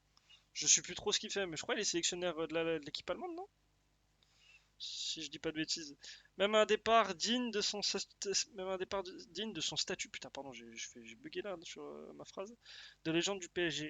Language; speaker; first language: French; native; French